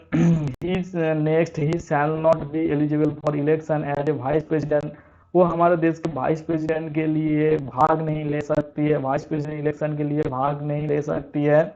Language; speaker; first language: Hindi; non-native, local second language; Bangla